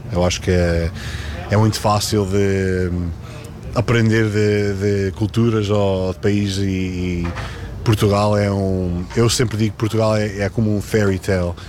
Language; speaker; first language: Portuguese; early bilingual, heritage; Portuguese